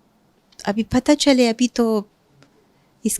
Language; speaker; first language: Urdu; non-native, fluent; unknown